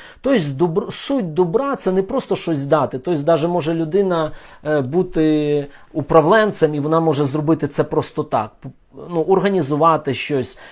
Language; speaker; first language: Ukrainian; non-native, local second language; Russian